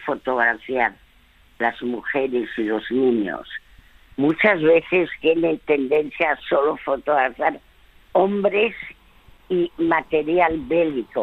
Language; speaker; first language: Spanish; early bilingual, other home language; French